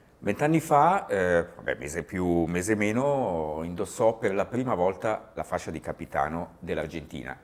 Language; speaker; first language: Italian; native; Italian